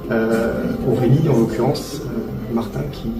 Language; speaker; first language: French; native; French